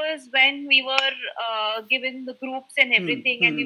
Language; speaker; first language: English; non-native, local second language; Hindi